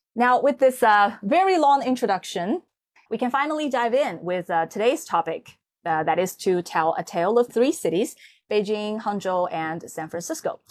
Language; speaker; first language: English; non-native, fluent; Chinese